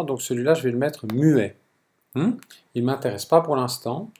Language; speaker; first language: French; native; French